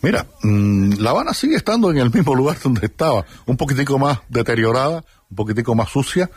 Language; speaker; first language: Spanish; native; Spanish